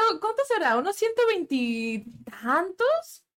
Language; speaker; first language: Spanish; native; Spanish